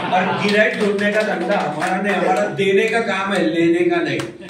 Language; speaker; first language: Hindi; non-native, local second language; Marathi